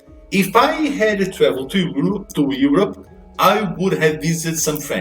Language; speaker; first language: English; non-native, fluent; Portuguese